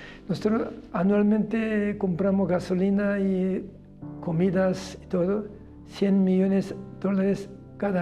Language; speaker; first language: Spanish; non-native, learner; Korean